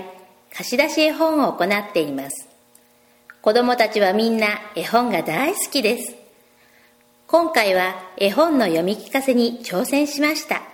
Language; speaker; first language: Japanese; native; Japanese